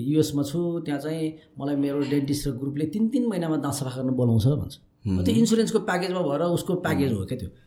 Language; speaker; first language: Nepali; native; Nepali